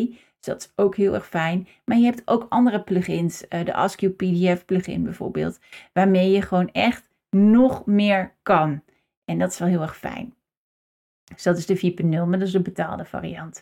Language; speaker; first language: Dutch; native; Dutch